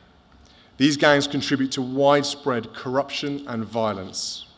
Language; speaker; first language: English; native; English